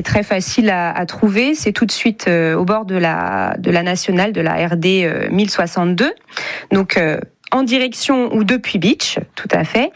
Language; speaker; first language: French; native; French